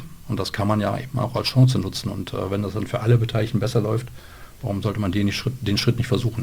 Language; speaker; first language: German; native; German